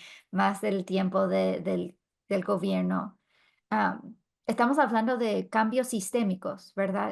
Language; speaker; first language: Spanish; non-native, fluent; English